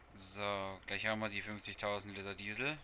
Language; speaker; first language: German; native; German